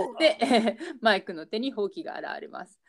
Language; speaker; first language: Japanese; native; Japanese